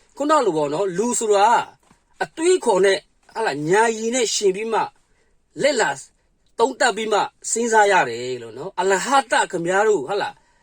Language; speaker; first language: Burmese; non-native, local second language; Kachin